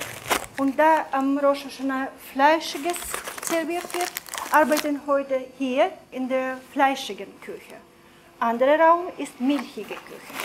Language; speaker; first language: German; non-native, fluent; Russian